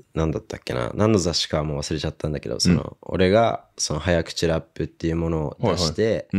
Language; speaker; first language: Japanese; native; Japanese